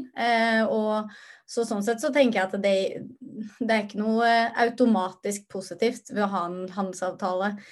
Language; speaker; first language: Norwegian; native; Norwegian